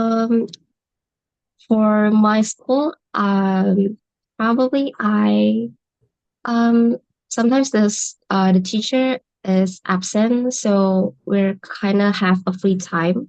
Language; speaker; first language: English; non-native, learner; Indonesian